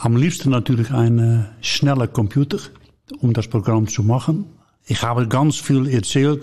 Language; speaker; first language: German; non-native, learner; Dutch